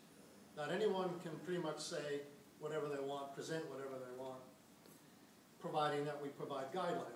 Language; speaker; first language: English; native; English